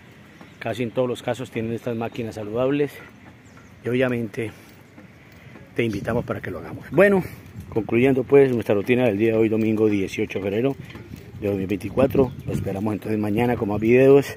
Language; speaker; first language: Spanish; native; Spanish